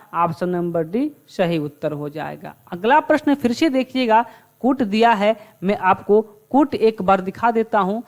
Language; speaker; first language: Hindi; native; Hindi